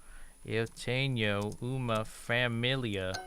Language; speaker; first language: Portuguese; non-native, learner; English